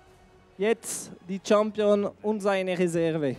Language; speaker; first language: German; non-native, local second language; French